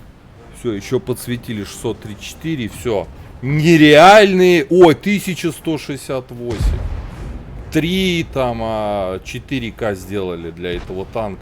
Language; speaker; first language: Russian; native; Russian